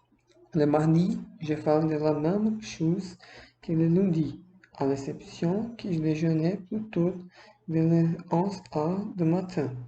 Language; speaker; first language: French; non-native, learner; English